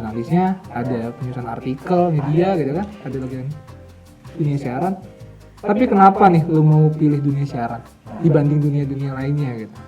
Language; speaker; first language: Indonesian; native; Indonesian